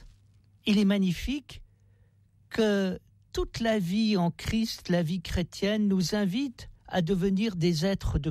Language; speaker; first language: French; native; French